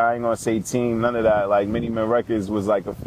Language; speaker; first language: English; native; English